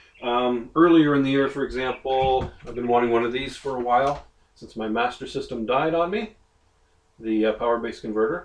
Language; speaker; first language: English; native; English